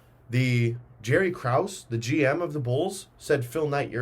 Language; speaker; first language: English; native; English